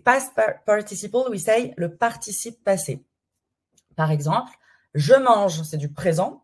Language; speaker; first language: French; native; French